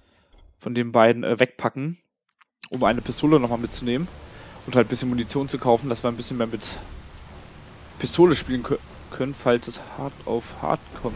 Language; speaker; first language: German; native; German